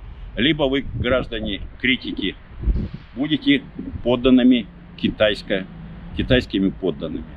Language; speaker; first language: Russian; native; Russian